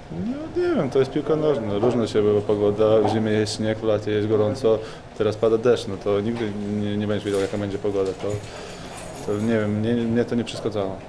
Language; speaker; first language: Polish; non-native, fluent; Latvian